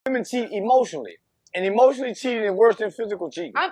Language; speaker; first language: English; native; English